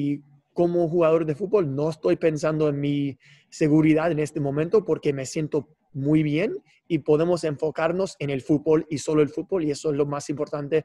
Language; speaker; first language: Spanish; non-native, fluent; English